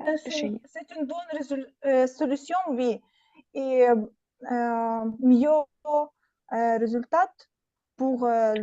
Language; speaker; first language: French; non-native, learner; Russian